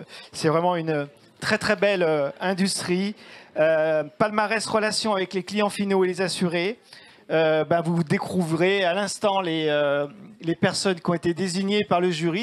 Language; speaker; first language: French; native; French